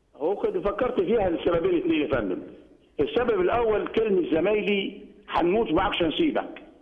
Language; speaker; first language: Egyptian Arabic; native; Egyptian Arabic